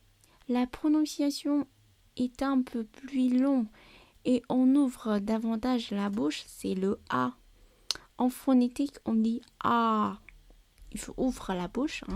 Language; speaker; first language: French; non-native, learner; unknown